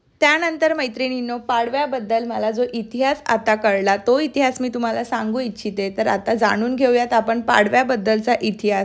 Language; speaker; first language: Marathi; native; Marathi